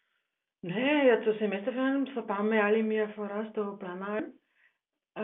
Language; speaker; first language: Greek; non-native, learner; German